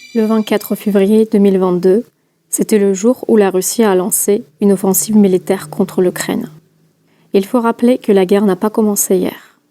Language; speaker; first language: French; non-native, fluent; Russian